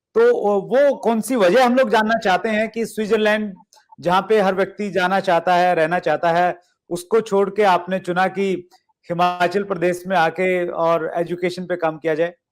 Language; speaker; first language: Hindi; native; Hindi